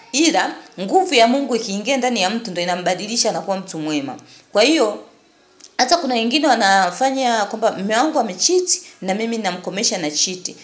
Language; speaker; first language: Swahili; native; Swahili